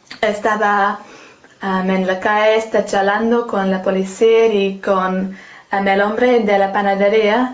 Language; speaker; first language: Spanish; non-native, learner; English